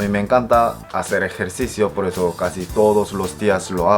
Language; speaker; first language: Spanish; non-native, fluent; Korean